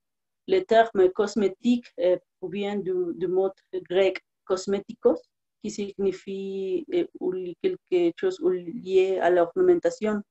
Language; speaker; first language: French; non-native, learner; Spanish